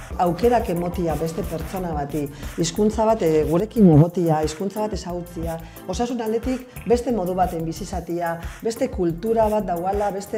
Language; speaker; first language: Basque; native; Basque